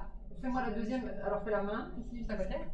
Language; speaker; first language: French; native; French